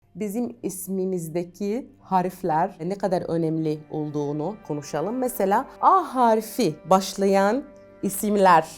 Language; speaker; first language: Turkish; non-native, fluent; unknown